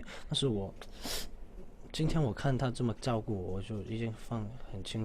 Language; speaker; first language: Chinese; non-native, local second language; Cantonese